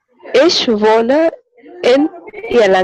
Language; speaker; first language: German; non-native, learner; Kannada